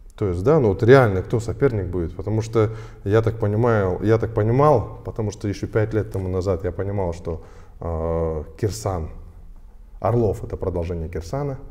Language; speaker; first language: Russian; native; Russian